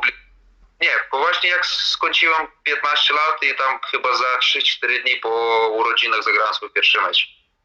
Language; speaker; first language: Polish; non-native, fluent; Latvian